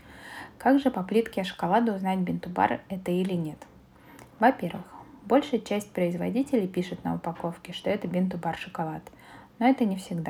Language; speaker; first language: Russian; native; Russian